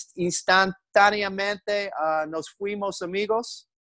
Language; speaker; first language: Spanish; non-native, learner; English